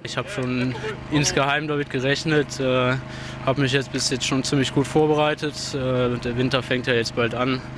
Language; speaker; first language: German; native; German